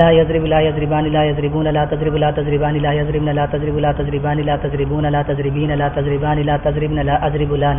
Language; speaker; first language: Arabic; non-native, learner; Urdu